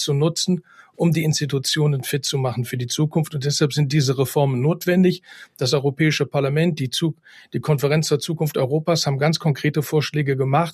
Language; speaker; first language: German; native; German